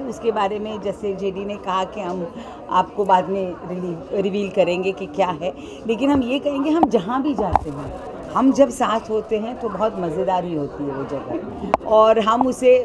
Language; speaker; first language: Hindi; native; Hindi